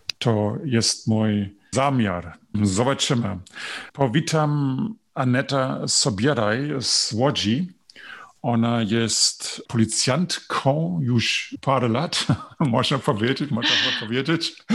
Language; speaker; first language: Polish; non-native, learner; German